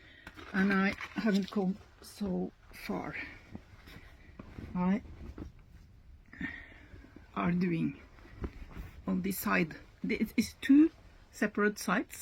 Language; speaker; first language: English; non-native, learner; Norwegian